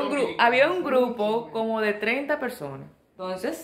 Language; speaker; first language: Spanish; native; Spanish